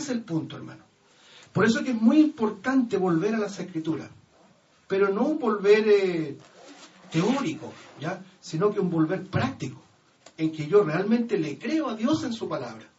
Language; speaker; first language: Spanish; native; Spanish